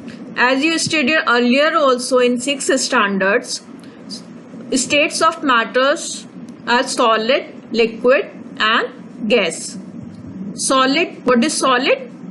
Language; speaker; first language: English; non-native, local second language; Hindi